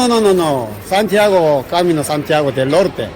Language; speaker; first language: Spanish; non-native, learner; Korean